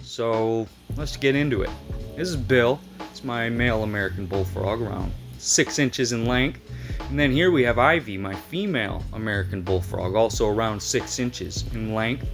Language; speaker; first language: English; native; English